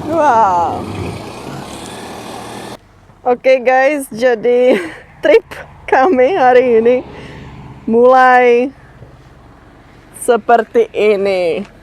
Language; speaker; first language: Indonesian; non-native, fluent; Czech